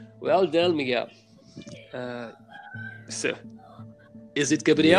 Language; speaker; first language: English; non-native, fluent; Portuguese